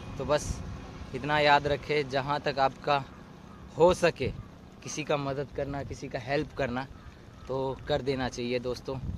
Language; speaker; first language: Hindi; native; Hindi